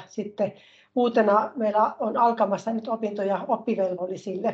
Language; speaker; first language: Finnish; native; Finnish